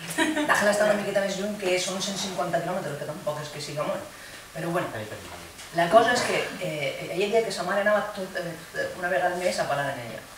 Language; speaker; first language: Catalan; early bilingual, other home language; Arabic